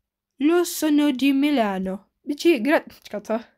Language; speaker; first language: Italian; non-native, learner; Czech